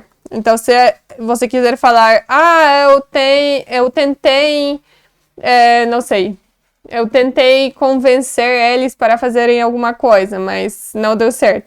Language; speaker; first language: Portuguese; non-native, fluent; Polish